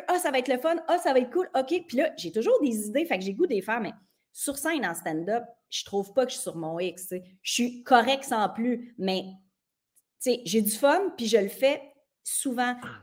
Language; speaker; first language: French; native; French